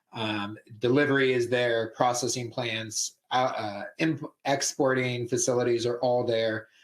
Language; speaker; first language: English; native; English